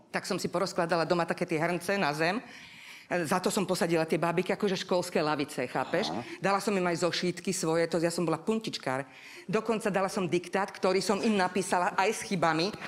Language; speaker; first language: Slovak; native; Slovak